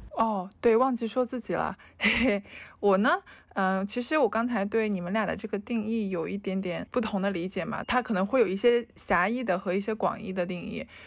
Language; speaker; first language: Chinese; native; Chinese